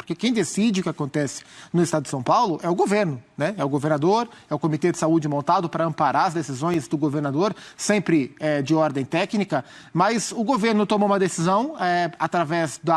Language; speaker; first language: Portuguese; native; Portuguese